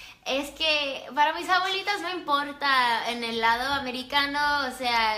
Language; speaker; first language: Spanish; early bilingual, other home language; English